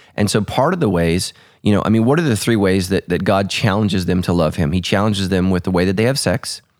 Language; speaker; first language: English; early bilingual, other home language; Italian